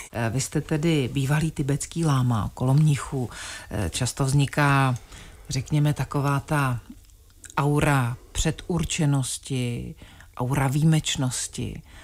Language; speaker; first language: Czech; native; Czech